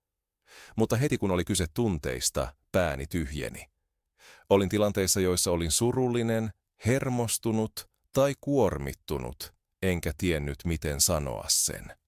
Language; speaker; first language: Finnish; non-native, fluent; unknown